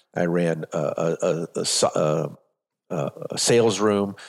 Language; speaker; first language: English; native; English